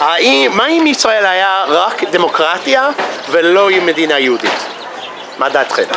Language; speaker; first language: Hebrew; non-native, fluent; English